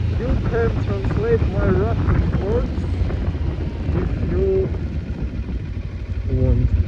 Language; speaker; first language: English; non-native, learner; Russian